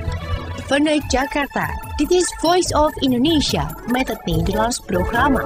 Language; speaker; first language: Dutch; non-native, fluent; Indonesian